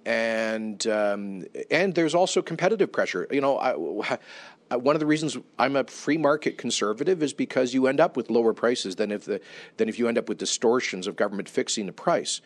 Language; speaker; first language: English; native; English